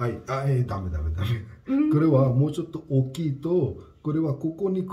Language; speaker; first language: Japanese; non-native, learner; Hindi